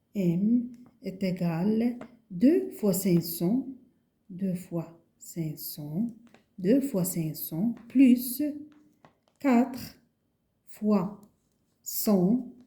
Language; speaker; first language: French; non-native, local second language; Arabic